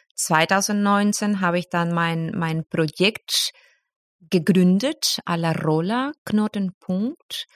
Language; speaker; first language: German; non-native, fluent; Spanish